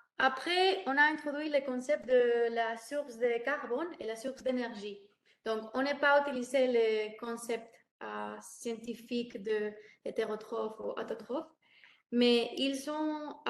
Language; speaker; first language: French; non-native, learner; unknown